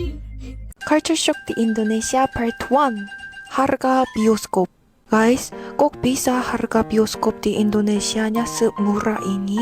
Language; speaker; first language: Indonesian; non-native, fluent; Korean